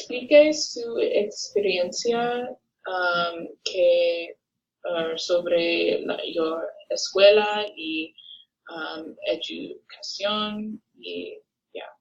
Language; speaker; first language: Spanish; non-native, learner; English